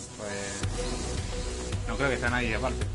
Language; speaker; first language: Spanish; native; Spanish